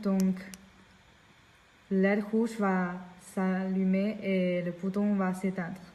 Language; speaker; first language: French; non-native, learner; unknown